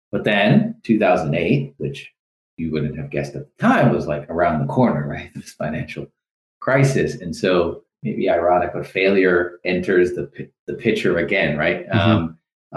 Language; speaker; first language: English; native; English